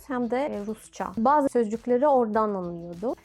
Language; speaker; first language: Turkish; non-native, fluent; Russian